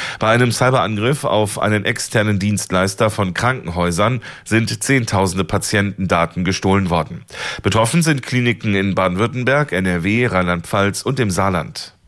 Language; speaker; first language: German; native; German